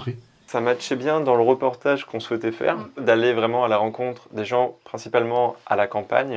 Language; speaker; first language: French; native; French